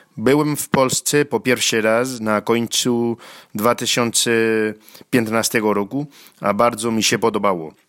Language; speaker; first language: Polish; non-native, learner; Spanish